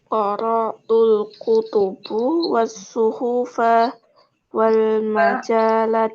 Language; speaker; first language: Arabic; non-native, learner; Indonesian